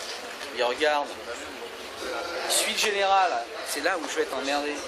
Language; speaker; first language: French; native; French